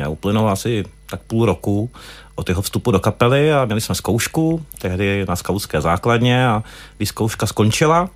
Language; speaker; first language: Czech; native; Czech